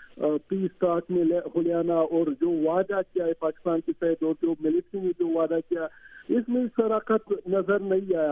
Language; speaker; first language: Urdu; non-native, learner; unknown